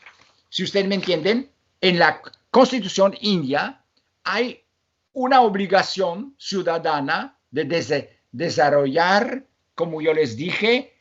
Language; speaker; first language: Spanish; non-native, fluent; Polish